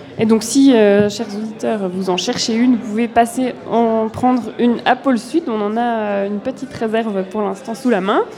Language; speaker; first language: French; native; French